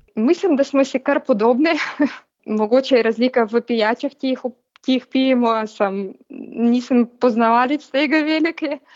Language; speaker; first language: Slovenian; non-native, fluent; Russian